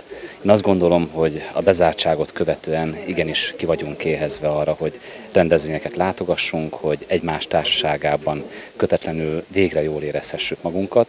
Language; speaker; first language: Hungarian; native; Hungarian